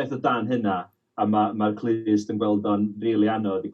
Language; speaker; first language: Welsh; native; Welsh